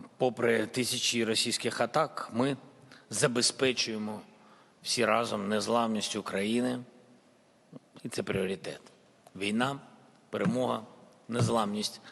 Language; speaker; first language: Ukrainian; non-native, local second language; Russian